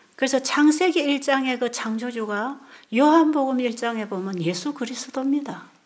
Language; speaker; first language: Korean; native; Korean